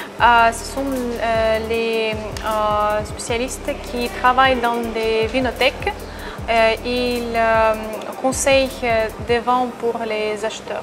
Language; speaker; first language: French; non-native, fluent; Russian